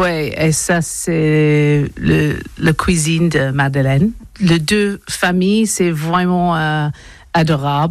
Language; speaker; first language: French; non-native, learner; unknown